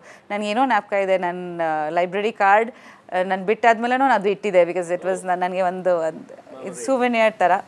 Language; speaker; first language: Kannada; non-native, local second language; Bangla